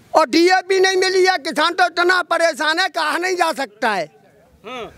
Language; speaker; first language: Hindi; native; Hindi